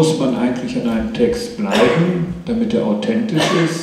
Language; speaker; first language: German; native; German